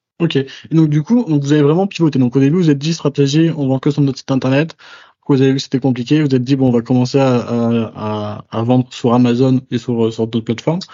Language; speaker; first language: French; native; French